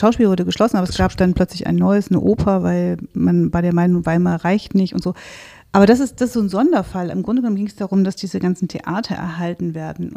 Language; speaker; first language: German; native; German